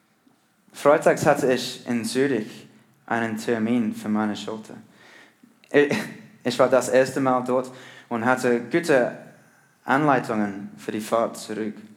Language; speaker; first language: German; non-native, learner; English